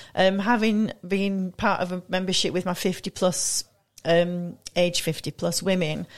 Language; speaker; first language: English; native; English